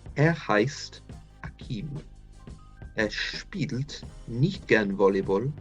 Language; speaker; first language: German; non-native, fluent; English